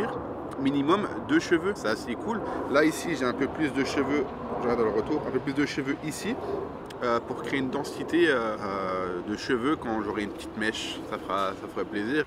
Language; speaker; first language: French; native; French